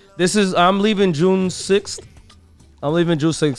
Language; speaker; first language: English; early bilingual, other home language; Spanish